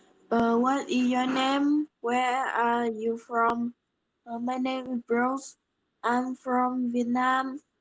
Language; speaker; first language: English; non-native, learner; Polish